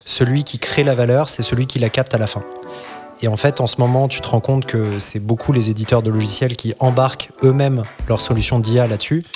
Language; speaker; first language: French; native; French